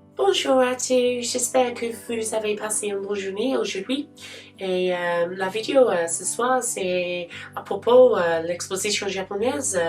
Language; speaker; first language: French; non-native, learner; English